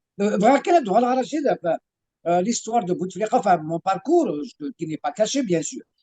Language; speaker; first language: French; non-native, local second language; Kabyle